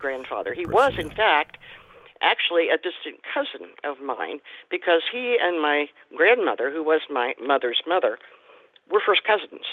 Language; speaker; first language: English; native; English